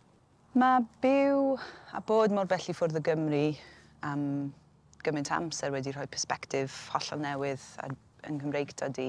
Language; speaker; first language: Welsh; native; Welsh